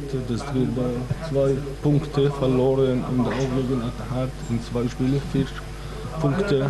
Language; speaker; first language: German; non-native, fluent; Arabic